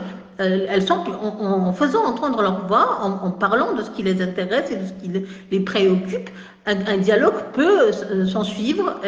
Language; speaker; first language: French; non-native, local second language; Kabyle